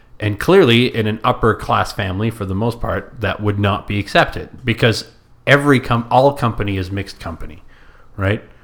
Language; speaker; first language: English; non-native, local second language; French